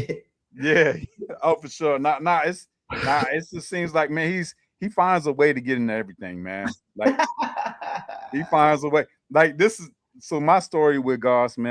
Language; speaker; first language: English; native; English